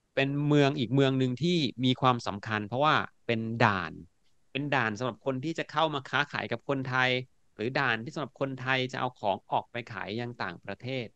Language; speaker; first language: Thai; native; Thai